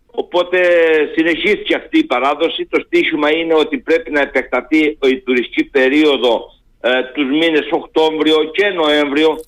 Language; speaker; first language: Greek; native; Greek